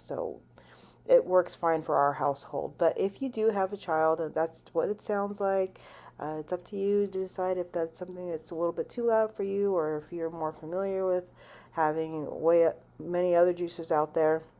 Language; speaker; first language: English; native; English